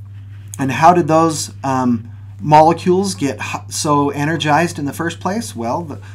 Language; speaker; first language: English; native; English